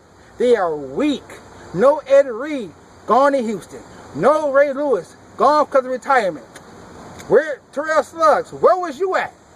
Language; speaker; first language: English; native; English